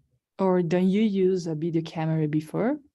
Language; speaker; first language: English; non-native, learner; Spanish